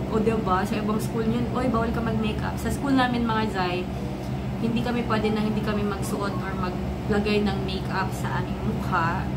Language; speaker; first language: Filipino; non-native, local second language; Cebuano